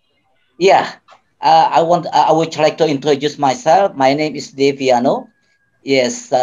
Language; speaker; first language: English; non-native, learner; Indonesian